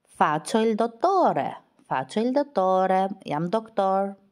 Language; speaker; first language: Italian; non-native, fluent; Albanian